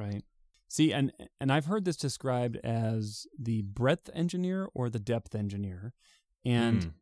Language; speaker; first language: English; native; English